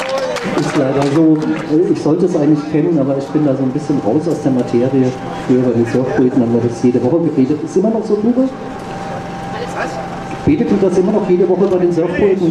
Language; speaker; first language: German; native; German